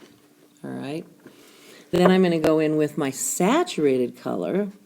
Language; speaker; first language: English; native; English